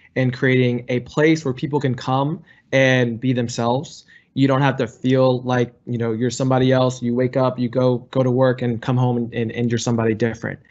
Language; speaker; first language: English; native; English